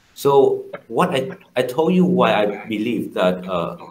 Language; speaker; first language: English; non-native, fluent; Vietnamese